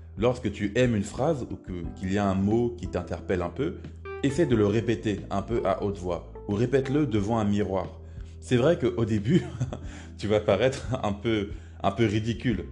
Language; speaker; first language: French; native; French